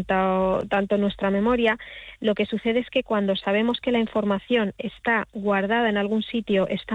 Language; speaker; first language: Spanish; native; Spanish